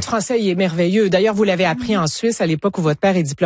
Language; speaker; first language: French; native; French